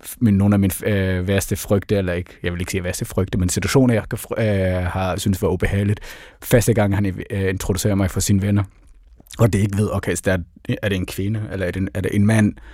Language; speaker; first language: Danish; early bilingual, other home language; Somali